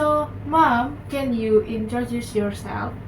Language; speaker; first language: English; non-native, learner; Indonesian